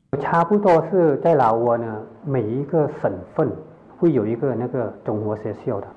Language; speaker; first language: Chinese; early bilingual, heritage; Chinese